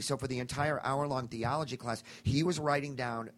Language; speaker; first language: English; native; English